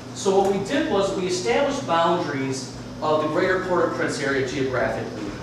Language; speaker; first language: English; native; English